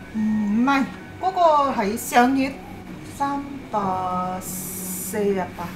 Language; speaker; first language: Cantonese; non-native, learner; Nepali